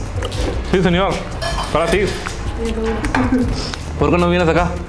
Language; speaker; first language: Spanish; non-native, fluent; Hindi